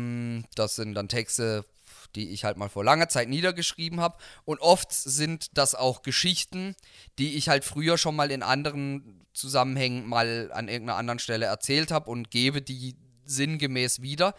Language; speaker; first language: German; native; German